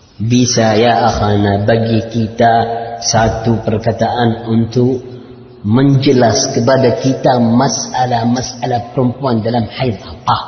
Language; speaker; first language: Indonesian; non-native, learner; Arabic